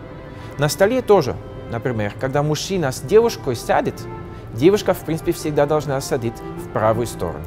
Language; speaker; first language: Russian; non-native, fluent; Dutch